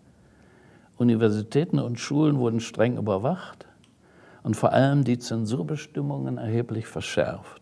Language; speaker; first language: German; native; German